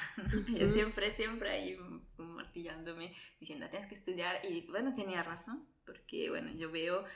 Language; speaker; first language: Spanish; early bilingual, other home language; Italian